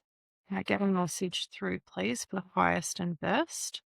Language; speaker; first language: English; native; English